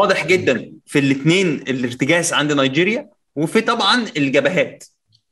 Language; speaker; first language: Arabic; native; Arabic